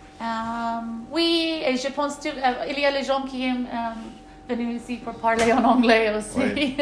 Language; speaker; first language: French; non-native, learner; English